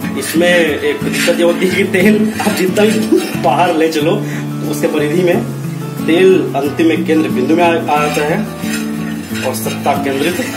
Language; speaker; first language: Hindi; native; Hindi